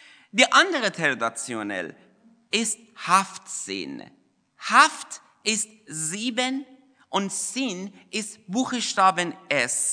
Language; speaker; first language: German; non-native, fluent; Persian